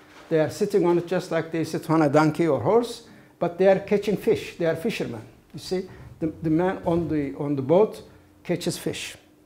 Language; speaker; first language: English; non-native, fluent; Turkish